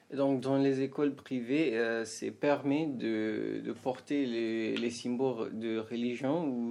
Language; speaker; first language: French; non-native, fluent; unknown